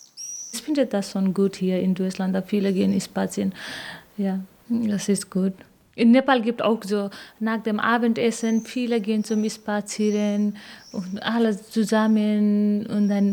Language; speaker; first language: German; non-native, learner; Nepali